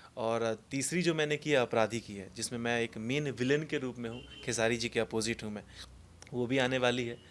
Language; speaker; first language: Hindi; non-native, local second language; Maithili